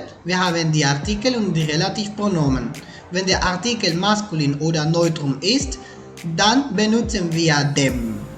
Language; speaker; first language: German; non-native, fluent; Spanish